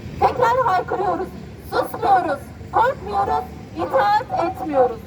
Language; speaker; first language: Turkish; native; Turkish